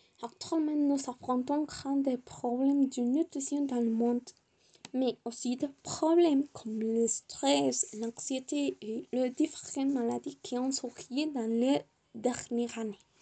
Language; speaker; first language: French; non-native, learner; Spanish